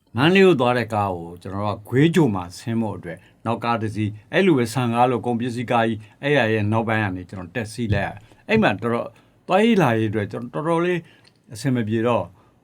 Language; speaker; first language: Burmese; native; Burmese